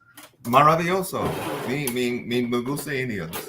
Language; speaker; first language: Spanish; non-native, learner; English